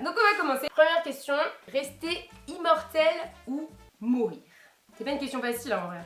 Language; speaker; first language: French; native; French